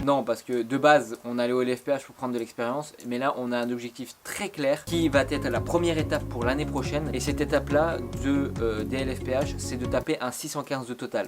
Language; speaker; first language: French; native; French